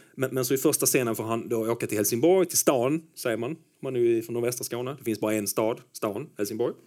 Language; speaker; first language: Swedish; native; Swedish